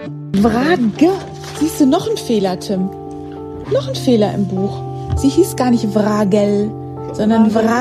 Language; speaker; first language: German; native; German